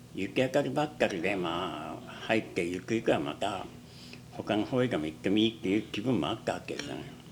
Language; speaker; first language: Japanese; native; Japanese